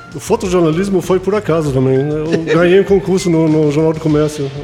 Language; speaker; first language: Portuguese; non-native, fluent; German